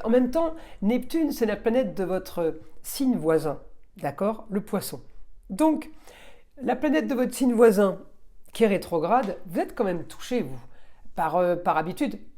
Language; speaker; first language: French; native; French